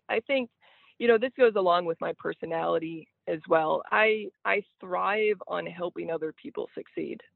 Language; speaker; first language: English; native; English